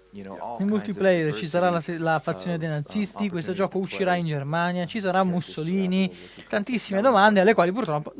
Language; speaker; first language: Italian; native; Italian